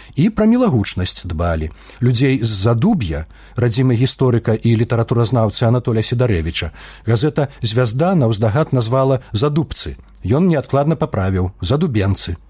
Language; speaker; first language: Belarusian; native; Belarusian